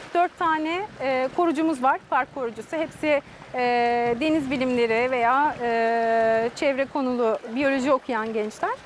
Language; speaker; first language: Turkish; native; Turkish